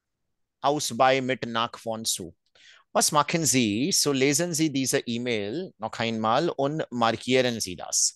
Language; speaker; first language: German; non-native, fluent; Hindi